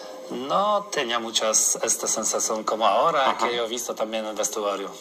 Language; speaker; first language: Spanish; non-native, learner; Polish